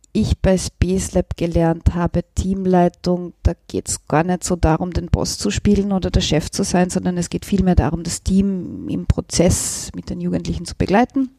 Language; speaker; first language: German; native; German